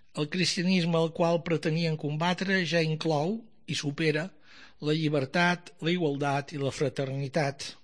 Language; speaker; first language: Catalan; native; Catalan